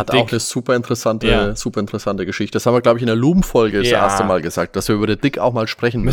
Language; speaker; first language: German; native; German